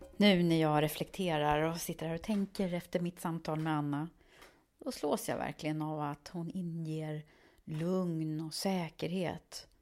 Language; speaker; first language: Swedish; native; Swedish